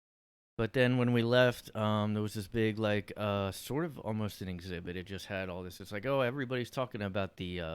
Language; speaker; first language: English; native; English